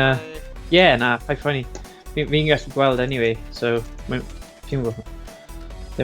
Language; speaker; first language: Welsh; native; Welsh